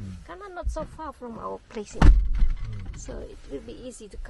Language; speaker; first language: English; non-native, learner; Indonesian